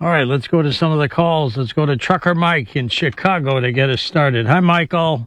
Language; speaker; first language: English; native; English